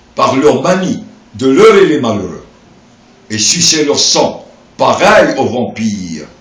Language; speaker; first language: French; non-native, local second language; Arabic